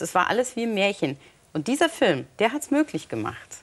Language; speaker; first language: German; native; German